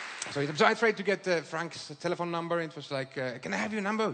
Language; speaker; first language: English; non-native, fluent; Swedish